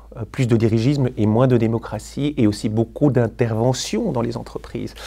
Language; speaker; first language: French; native; French